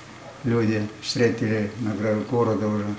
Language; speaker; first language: Russian; non-native, fluent; Estonian